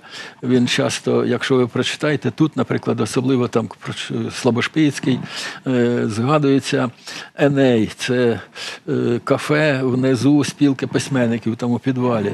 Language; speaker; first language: Ukrainian; native; Ukrainian